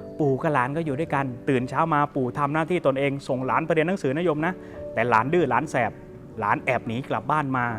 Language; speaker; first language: Thai; native; Thai